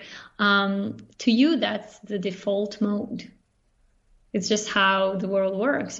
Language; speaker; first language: English; non-native, fluent; Bosnian